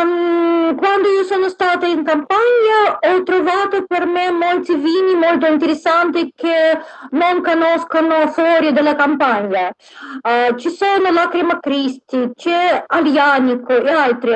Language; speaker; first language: Italian; non-native, learner; Russian